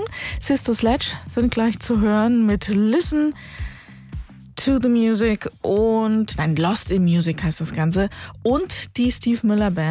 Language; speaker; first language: German; native; German